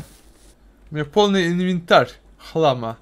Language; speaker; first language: Russian; native; Russian